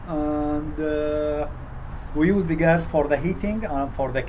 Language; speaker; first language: English; non-native, fluent; Arabic